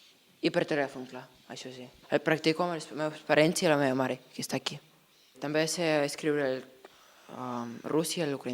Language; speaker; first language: Catalan; early bilingual, other home language; Ukrainian